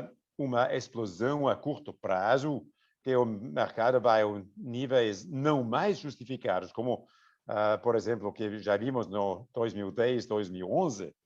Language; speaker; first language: Portuguese; non-native, fluent; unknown